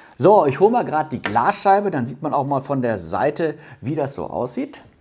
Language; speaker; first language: German; native; German